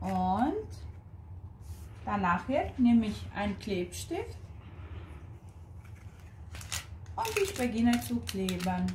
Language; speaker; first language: German; non-native, fluent; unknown